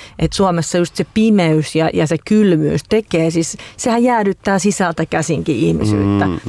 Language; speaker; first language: Finnish; native; Finnish